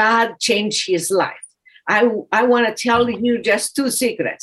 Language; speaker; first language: English; non-native, fluent; Romanian